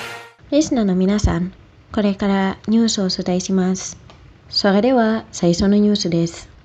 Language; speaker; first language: Japanese; non-native, fluent; Indonesian